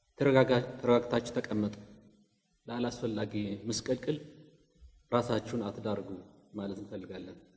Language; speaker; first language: Amharic; non-native, local second language; Tigrinya